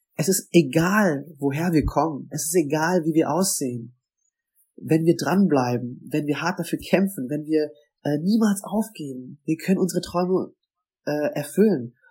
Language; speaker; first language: German; native; German